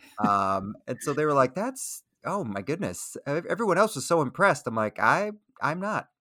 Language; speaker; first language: English; early bilingual, other home language; Spanish